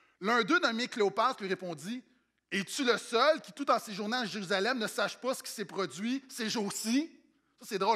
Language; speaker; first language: French; native; French